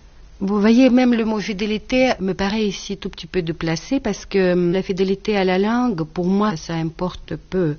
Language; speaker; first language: French; non-native, fluent; Russian